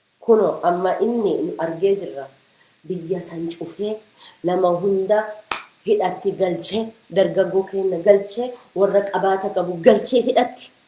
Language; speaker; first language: Oromo; early bilingual, heritage; Oromo